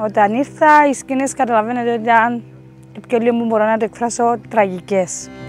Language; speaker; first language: Greek; native; Greek